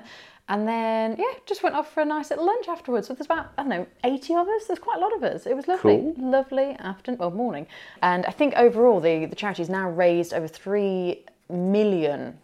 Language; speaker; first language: English; native; English